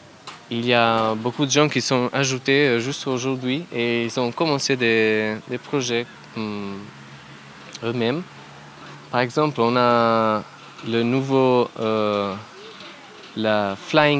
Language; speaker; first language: French; non-native, learner; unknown